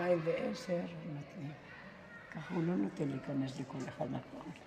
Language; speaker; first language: Hebrew; non-native, fluent; Spanish